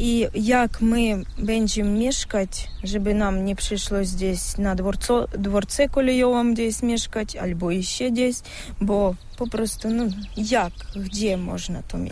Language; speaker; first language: Polish; non-native, learner; Ukrainian